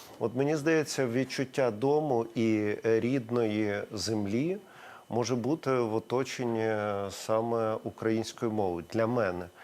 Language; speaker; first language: Ukrainian; non-native, local second language; Russian